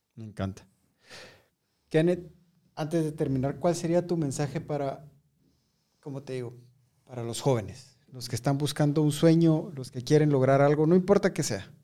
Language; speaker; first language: Spanish; native; Spanish